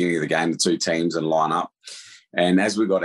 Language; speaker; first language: English; native; English